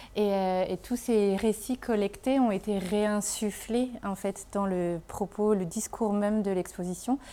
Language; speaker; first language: French; native; French